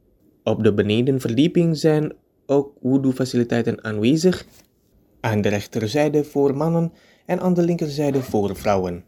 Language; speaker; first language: Dutch; non-native, fluent; Indonesian